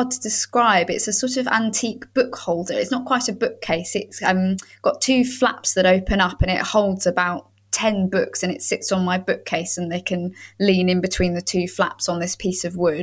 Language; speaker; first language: English; native; English